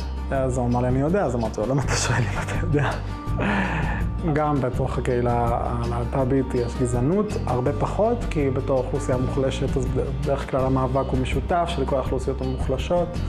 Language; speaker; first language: Hebrew; non-native, local second language; Arabic